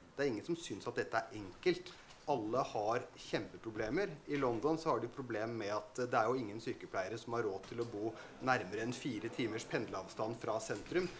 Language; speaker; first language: Norwegian; native; Norwegian